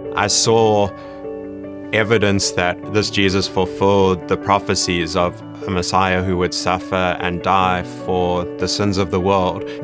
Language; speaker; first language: English; native; English